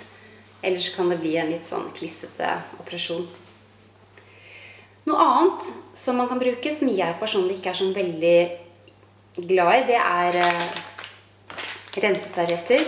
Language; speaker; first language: Norwegian; native; Norwegian